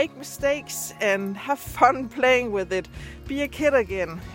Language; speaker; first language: English; non-native, fluent; Danish